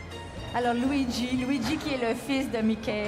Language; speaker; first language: French; native; French